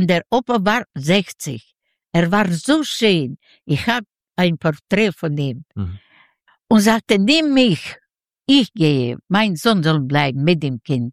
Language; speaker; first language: German; non-native, learner; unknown